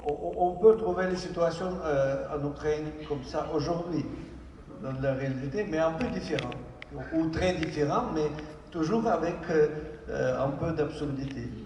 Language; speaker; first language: French; non-native, fluent; Ukrainian